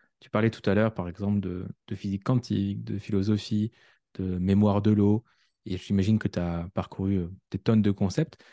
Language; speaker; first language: French; native; French